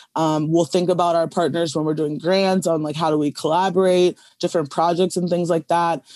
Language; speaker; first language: English; native; English